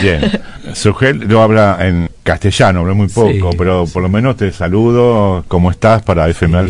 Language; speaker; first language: Spanish; native; Spanish